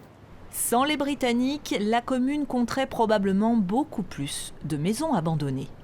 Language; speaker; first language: French; native; French